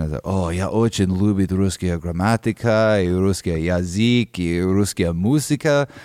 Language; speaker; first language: Russian; non-native, learner; English